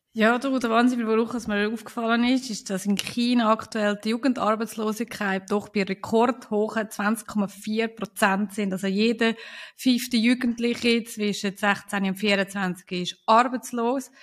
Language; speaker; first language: German; native; German